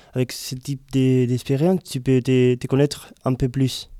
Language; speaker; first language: French; non-native, learner; Spanish